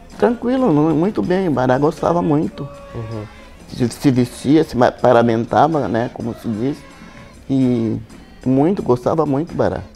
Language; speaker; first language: Portuguese; native; Portuguese